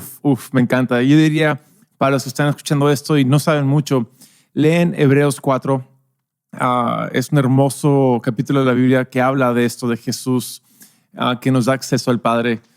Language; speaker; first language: Spanish; non-native, local second language; English